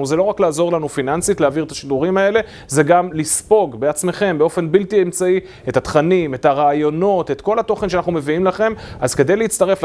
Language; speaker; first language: Hebrew; native; Hebrew